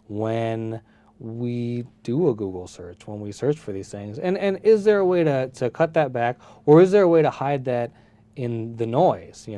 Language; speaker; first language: English; early bilingual, other home language; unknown